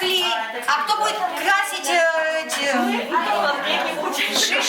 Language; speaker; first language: Russian; native; Russian